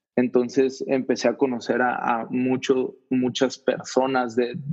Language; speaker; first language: Spanish; native; Spanish